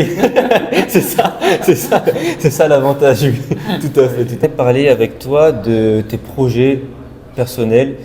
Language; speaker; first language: French; non-native, local second language; Malagasy